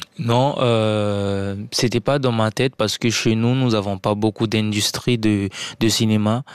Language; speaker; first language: French; non-native, local second language; Sango